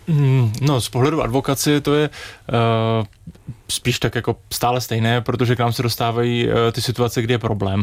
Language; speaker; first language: Czech; native; Czech